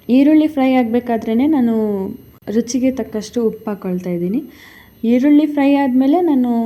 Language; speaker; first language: Kannada; non-native, local second language; Lambadi